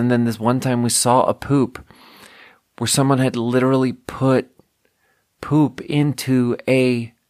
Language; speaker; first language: English; native; English